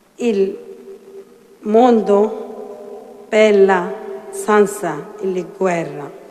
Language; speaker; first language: Italian; non-native, learner; Arabic